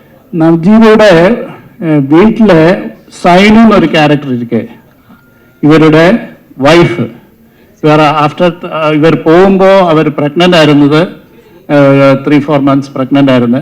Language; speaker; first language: Tamil; non-native, learner; Malayalam